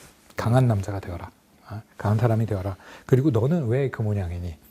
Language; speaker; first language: Korean; native; Korean